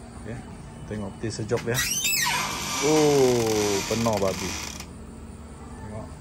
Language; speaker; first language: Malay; non-native, local second language; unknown